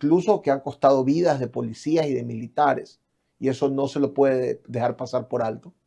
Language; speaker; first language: Spanish; native; Spanish